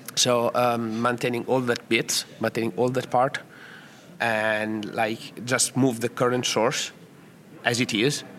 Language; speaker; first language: English; non-native, fluent; Italian